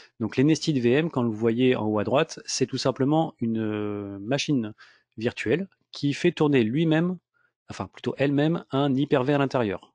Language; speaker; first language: French; native; French